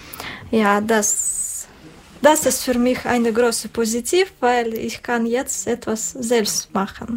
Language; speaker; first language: German; non-native, learner; Russian